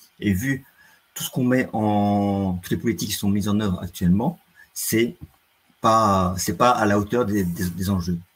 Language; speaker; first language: French; native; French